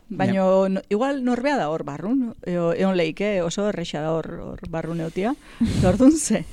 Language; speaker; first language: Basque; native; Basque